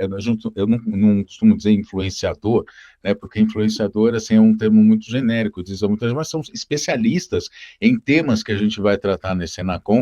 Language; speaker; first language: Portuguese; native; Portuguese